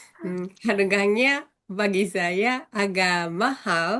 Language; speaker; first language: Indonesian; non-native, learner; Japanese